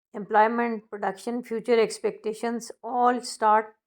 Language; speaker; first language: English; non-native, local second language; Urdu